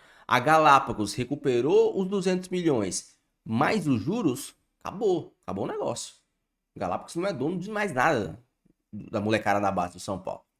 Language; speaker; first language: Portuguese; native; Portuguese